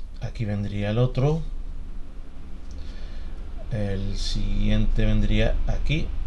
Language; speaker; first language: Spanish; native; Spanish